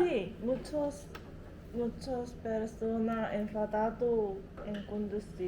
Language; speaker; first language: Spanish; non-native, learner; Korean